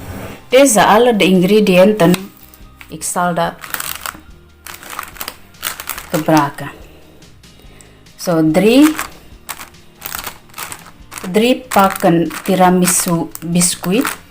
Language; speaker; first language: Dutch; non-native, learner; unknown